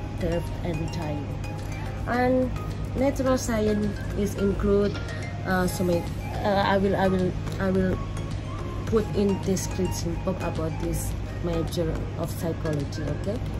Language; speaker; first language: English; non-native, learner; Indonesian